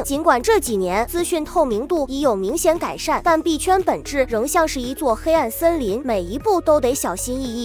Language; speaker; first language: Chinese; native; Chinese